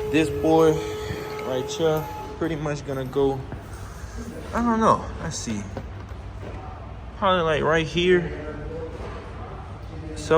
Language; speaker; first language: English; native; English